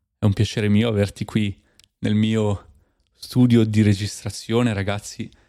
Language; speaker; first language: Italian; native; Italian